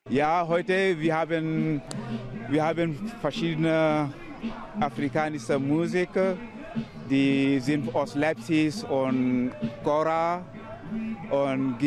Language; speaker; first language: German; non-native, learner; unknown